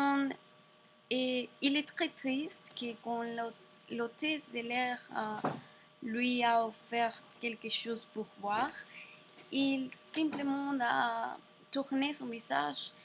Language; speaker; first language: French; non-native, learner; Spanish